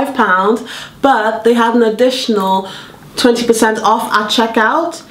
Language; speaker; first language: English; native; English